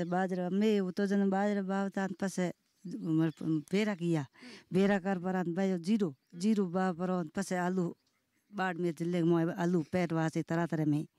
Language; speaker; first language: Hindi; non-native, local second language; Marwari